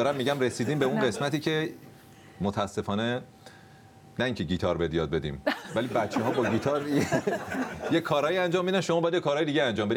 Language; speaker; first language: Persian; native; Persian